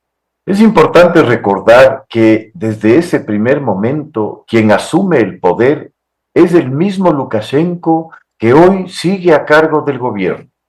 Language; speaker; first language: Spanish; native; Spanish